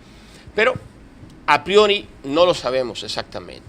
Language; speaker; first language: Spanish; native; Spanish